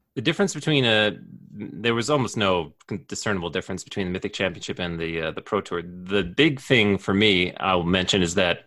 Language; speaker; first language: English; native; English